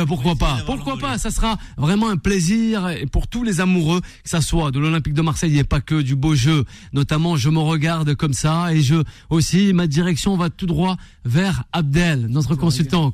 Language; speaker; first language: French; native; French